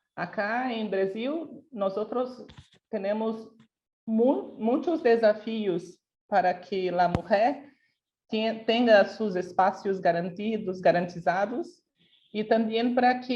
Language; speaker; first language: Spanish; non-native, local second language; Portuguese